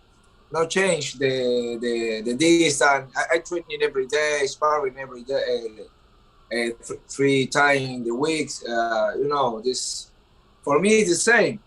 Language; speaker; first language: English; non-native, learner; Spanish